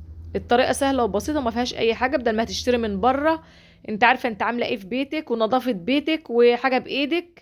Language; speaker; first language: Arabic; native; Arabic